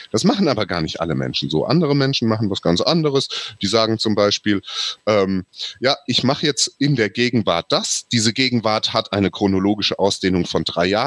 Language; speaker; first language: German; native; German